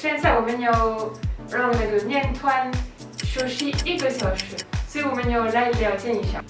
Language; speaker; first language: Chinese; non-native, learner; French